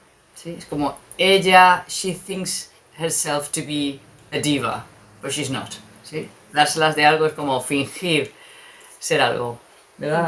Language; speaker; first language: Spanish; native; Spanish